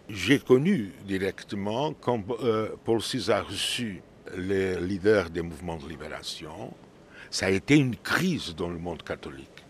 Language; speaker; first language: French; non-native, fluent; Portuguese